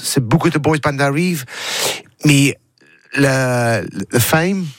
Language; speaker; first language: French; non-native, learner; English